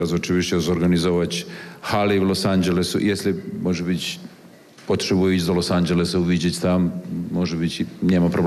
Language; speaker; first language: Polish; non-native, learner; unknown